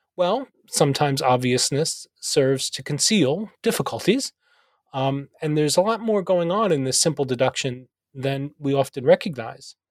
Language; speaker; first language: English; native; English